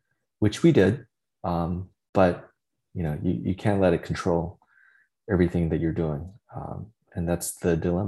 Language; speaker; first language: English; early bilingual, other home language; Vietnamese